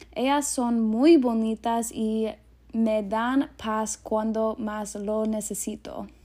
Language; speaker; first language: Spanish; non-native, learner; English